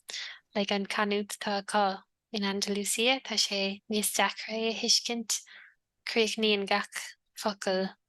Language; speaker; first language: Irish; native; Irish